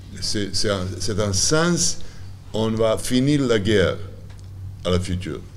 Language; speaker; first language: French; non-native, learner; Serbian